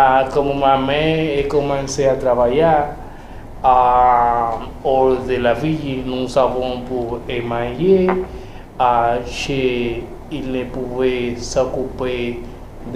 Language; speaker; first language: French; non-native, learner; Spanish